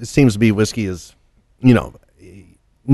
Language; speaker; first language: English; native; English